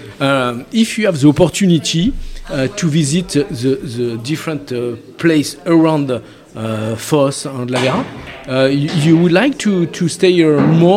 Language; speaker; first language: English; non-native, learner; French